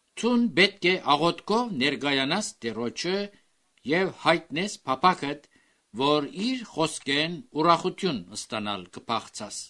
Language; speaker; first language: Armenian; early bilingual, heritage; Armenian